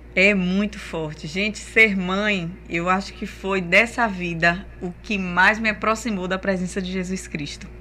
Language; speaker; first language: Portuguese; native; Portuguese